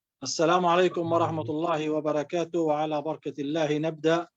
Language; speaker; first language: Arabic; native; Arabic